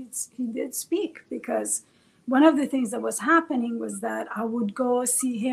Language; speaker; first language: English; non-native, fluent; Persian